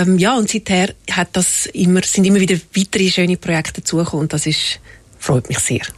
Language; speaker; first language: German; native; German